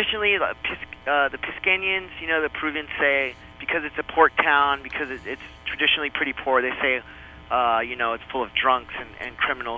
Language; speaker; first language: English; non-native, fluent; Spanish